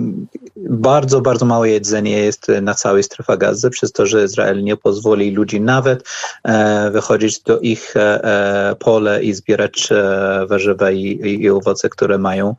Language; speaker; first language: Polish; non-native, learner; Arabic